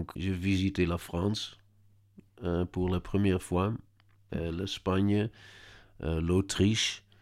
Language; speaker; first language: French; non-native, learner; Dutch